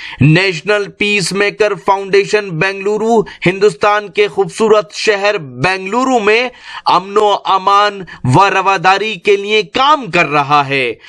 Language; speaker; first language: Urdu; native; Urdu